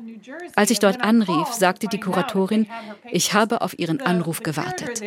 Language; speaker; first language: German; native; German